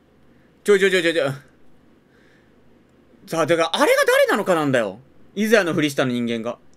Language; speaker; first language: Japanese; native; Japanese